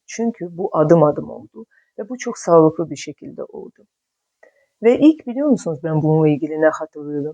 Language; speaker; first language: Turkish; non-native, fluent; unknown